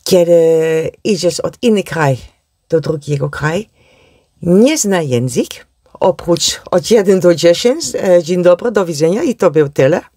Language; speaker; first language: Polish; non-native, learner; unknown